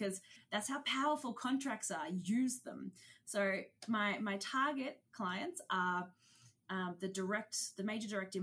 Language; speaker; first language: English; native; English